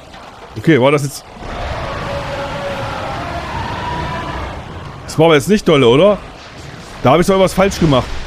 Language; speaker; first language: German; native; German